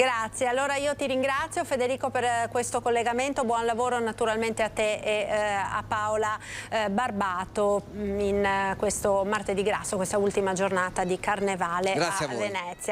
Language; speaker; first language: Italian; native; Italian